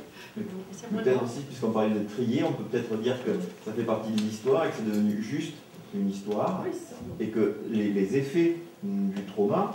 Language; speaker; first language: French; native; French